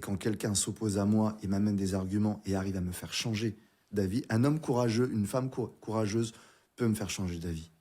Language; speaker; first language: French; native; French